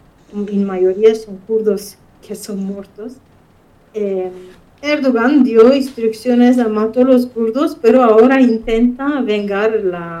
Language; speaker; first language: Spanish; non-native, fluent; Kurdish